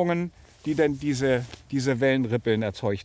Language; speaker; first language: German; native; German